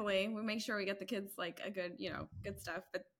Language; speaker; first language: English; native; English